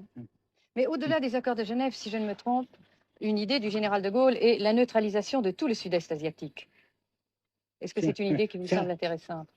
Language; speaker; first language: French; native; French